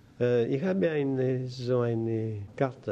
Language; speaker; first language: German; non-native, learner; Greek